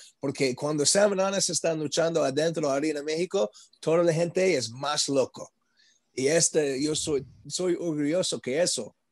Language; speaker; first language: Spanish; non-native, learner; English